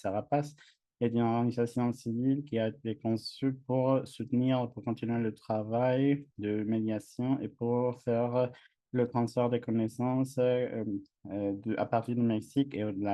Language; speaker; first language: French; non-native, fluent; English